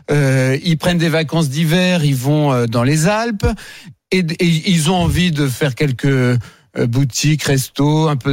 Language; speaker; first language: French; native; French